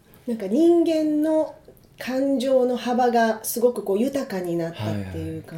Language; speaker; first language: Japanese; native; Japanese